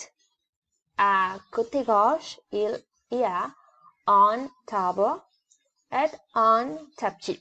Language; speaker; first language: French; non-native, learner; Spanish